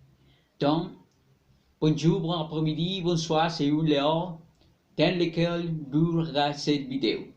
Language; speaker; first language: French; non-native, learner; Spanish